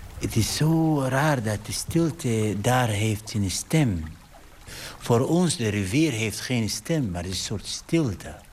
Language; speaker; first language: Dutch; non-native, fluent; Arabic